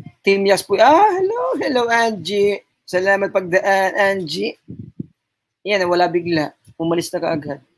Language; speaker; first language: Filipino; non-native, local second language; Cebuano